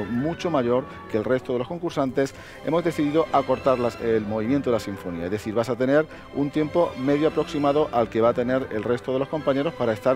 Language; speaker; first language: Spanish; native; Spanish